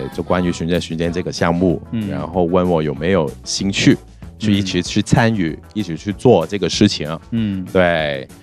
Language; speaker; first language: Chinese; non-native, local second language; Cantonese